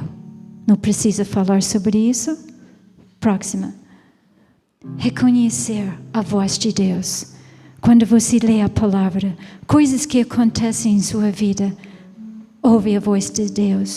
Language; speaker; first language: Portuguese; non-native, fluent; English